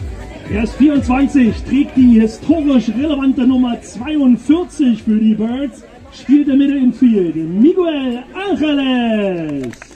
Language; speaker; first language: German; native; German